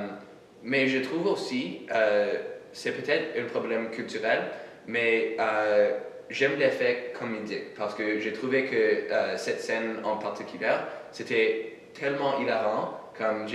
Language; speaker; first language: French; non-native, local second language; English